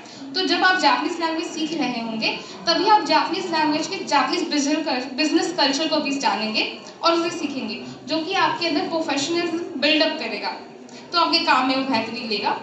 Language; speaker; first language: Hindi; native; Hindi